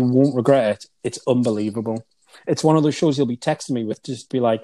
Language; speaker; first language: English; native; English